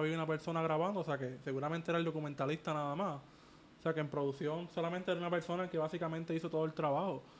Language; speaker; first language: Spanish; native; Spanish